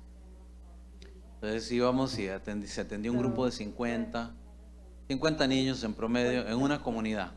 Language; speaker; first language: Spanish; native; Spanish